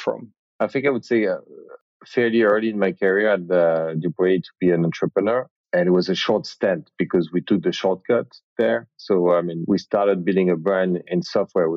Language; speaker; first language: English; non-native, fluent; French